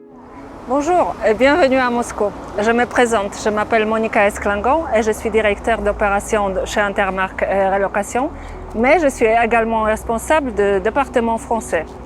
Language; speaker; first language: French; non-native, fluent; Russian